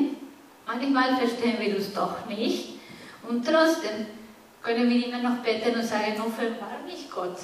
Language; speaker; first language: German; non-native, fluent; Spanish